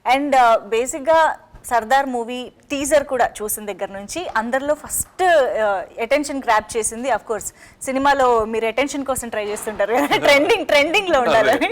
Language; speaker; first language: Telugu; native; Telugu